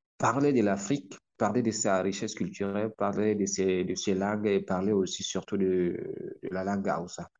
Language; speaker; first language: French; non-native, local second language; Hausa